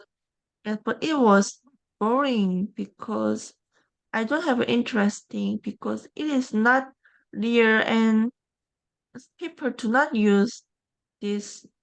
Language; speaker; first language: English; non-native, learner; Korean